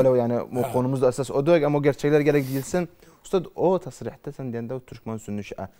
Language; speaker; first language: Turkish; native; Turkish